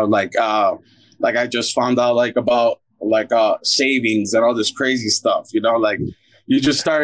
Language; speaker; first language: English; native; English